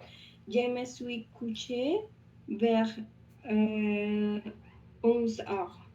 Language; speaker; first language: French; non-native, learner; Spanish